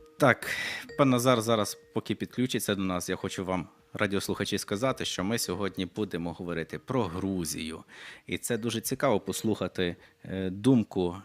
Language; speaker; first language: Ukrainian; native; Ukrainian